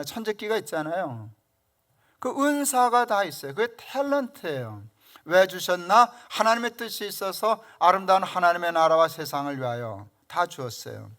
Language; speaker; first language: Korean; native; Korean